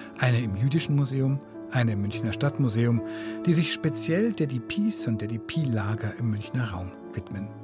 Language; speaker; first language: German; native; German